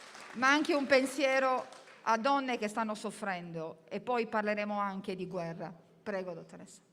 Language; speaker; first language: Italian; native; Italian